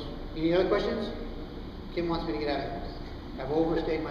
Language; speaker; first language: English; native; English